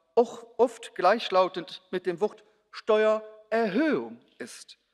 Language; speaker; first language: German; non-native, local second language; Luxembourgish